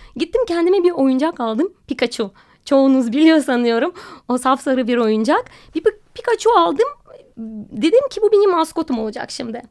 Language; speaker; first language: Turkish; non-native, fluent; Russian